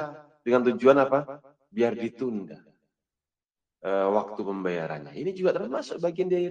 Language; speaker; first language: Indonesian; native; Indonesian